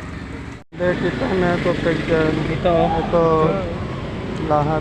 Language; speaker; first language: Filipino; non-native, learner; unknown